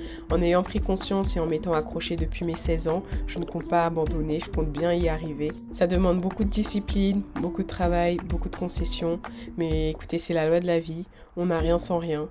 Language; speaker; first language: French; early bilingual, other home language; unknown